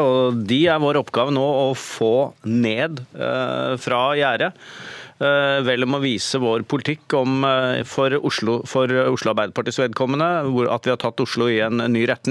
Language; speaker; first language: Norwegian; native; Norwegian